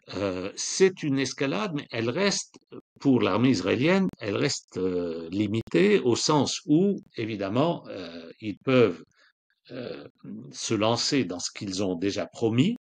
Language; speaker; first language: French; non-native, local second language; Arabic